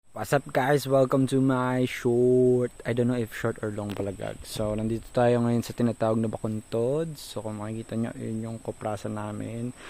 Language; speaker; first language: Filipino; non-native, local second language; Bikol